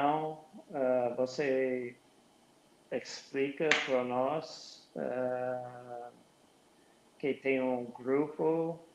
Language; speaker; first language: Portuguese; non-native, learner; English